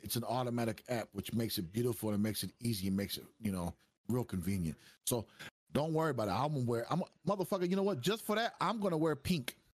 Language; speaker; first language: English; early bilingual, other home language; Spanish